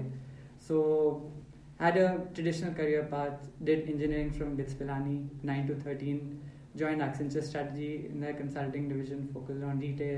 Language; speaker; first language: English; non-native, local second language; Hindi